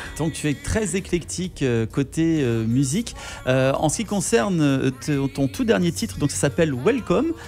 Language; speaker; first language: French; native; French